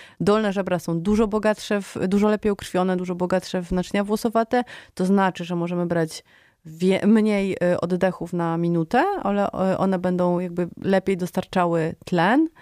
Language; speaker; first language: Polish; native; Polish